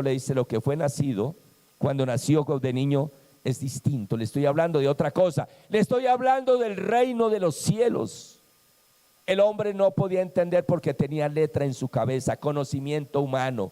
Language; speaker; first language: Spanish; native; Spanish